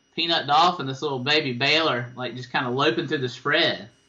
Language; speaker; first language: English; native; English